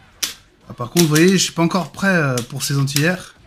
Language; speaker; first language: French; native; French